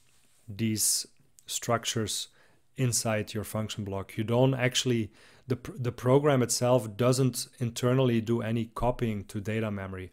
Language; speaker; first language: English; non-native, fluent; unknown